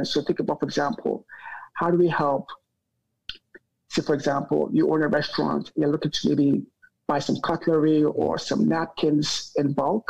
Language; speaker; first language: English; non-native, local second language; Akan